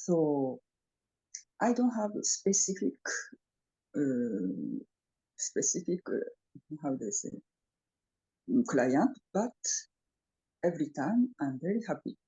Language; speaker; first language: English; non-native, fluent; Japanese